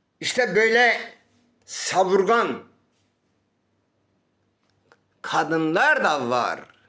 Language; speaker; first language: Turkish; native; Turkish